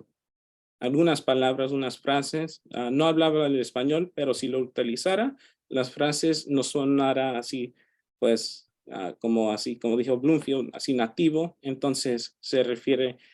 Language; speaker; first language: Spanish; early bilingual, heritage; Spanish